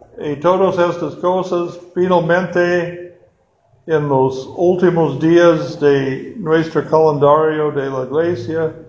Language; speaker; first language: Spanish; non-native, fluent; English